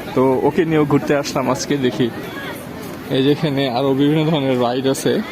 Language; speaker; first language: Bangla; native; Bangla